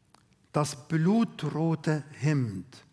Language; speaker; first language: German; non-native, learner; Arabic